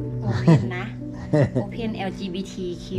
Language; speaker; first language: English; non-native, learner; Thai